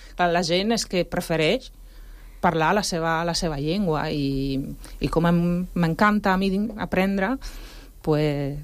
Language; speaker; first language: Catalan; non-native, fluent; Italian